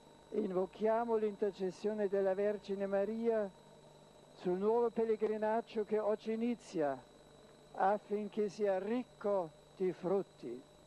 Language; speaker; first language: Italian; non-native, fluent; German